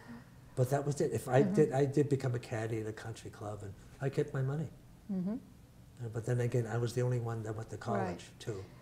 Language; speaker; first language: English; early bilingual, other home language; Italian